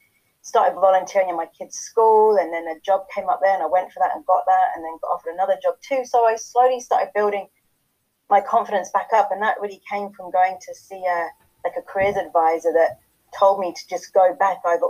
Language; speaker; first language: English; native; English